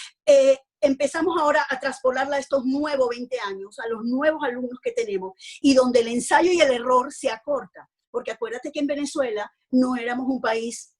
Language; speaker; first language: Spanish; native; Spanish